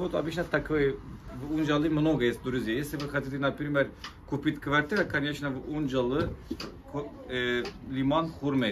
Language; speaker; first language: Russian; non-native, learner; Turkish